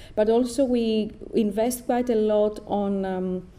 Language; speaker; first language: English; non-native, fluent; Greek